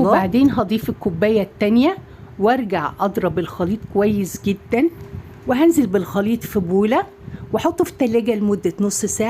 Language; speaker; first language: Arabic; native; Arabic